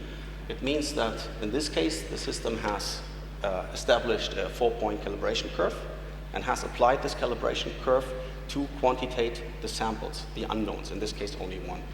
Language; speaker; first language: English; non-native, fluent; German